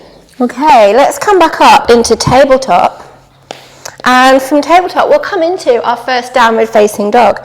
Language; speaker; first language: English; native; English